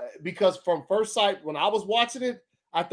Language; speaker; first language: English; native; English